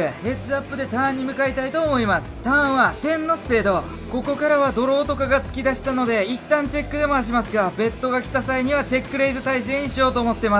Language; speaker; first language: Japanese; native; Japanese